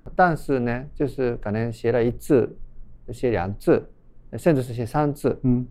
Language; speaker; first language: Chinese; non-native, fluent; Japanese